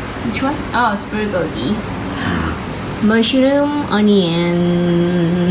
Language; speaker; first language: English; non-native, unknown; Korean